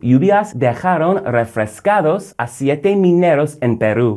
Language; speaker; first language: Spanish; non-native, fluent; English